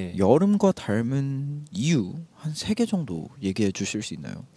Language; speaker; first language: Korean; native; Korean